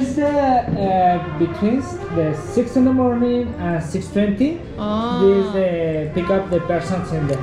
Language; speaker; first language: English; non-native, learner; Spanish